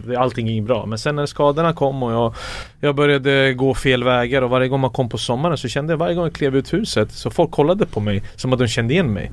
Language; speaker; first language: Swedish; early bilingual, other home language; Serbian